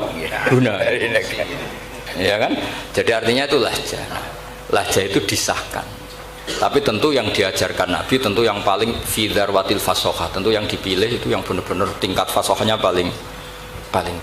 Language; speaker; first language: Indonesian; non-native, local second language; Javanese